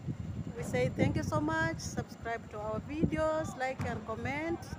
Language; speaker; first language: English; non-native, learner; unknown